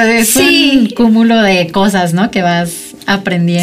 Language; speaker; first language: Spanish; native; Spanish